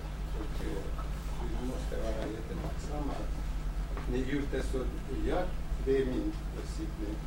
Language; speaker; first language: Swedish; non-native, fluent; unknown